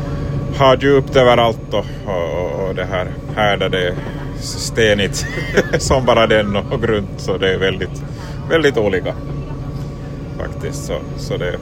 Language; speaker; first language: Swedish; native; Swedish